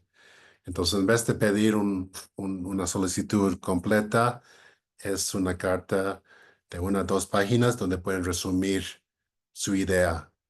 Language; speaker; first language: Spanish; non-native, fluent; English